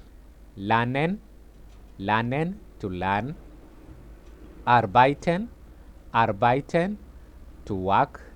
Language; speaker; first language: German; non-native, fluent; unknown